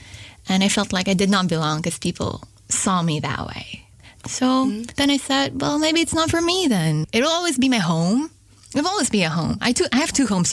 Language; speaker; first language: English; native; English